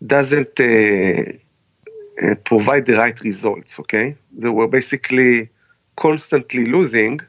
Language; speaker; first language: English; non-native, fluent; Hebrew